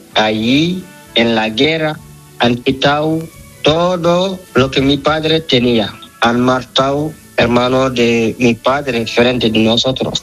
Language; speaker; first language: Spanish; non-native, fluent; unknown